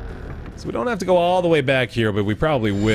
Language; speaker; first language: English; native; English